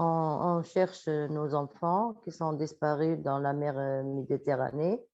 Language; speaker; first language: French; non-native, local second language; Arabic